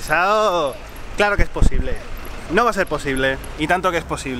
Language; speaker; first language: Spanish; native; Spanish